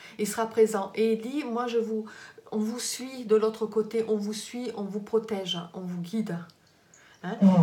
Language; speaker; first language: French; native; French